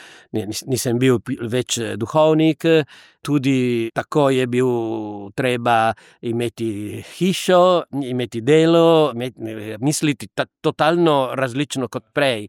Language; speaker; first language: Slovenian; non-native, learner; Italian